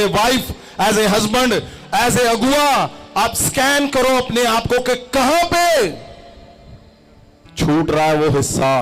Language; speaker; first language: Hindi; non-native, local second language; Punjabi